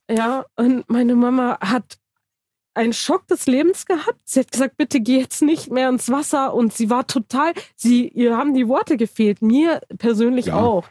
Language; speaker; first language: German; early bilingual, other home language; Turkish